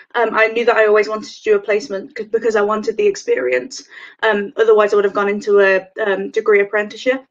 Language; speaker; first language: English; native; English